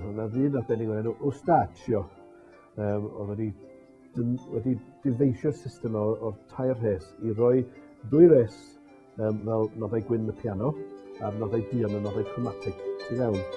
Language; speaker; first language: Welsh; native; Welsh